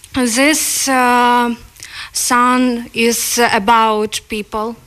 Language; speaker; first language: English; non-native, learner; Ukrainian